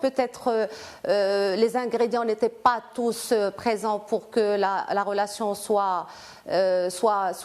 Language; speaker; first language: French; non-native, local second language; Arabic